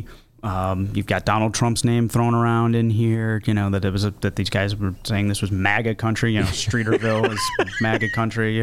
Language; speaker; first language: English; native; English